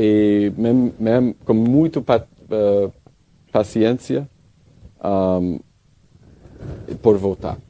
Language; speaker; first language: Portuguese; non-native, learner; English